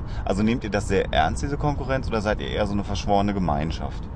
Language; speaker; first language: German; native; German